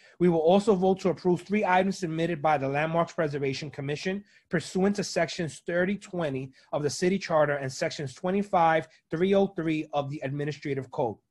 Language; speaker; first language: English; native; English